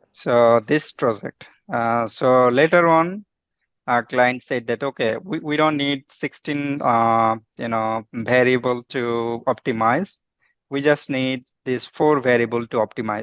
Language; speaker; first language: English; non-native, fluent; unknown